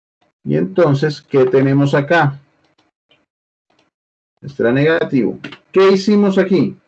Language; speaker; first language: Spanish; native; Spanish